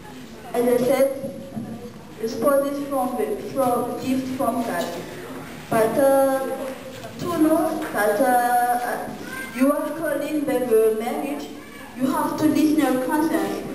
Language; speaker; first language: English; non-native, learner; Malagasy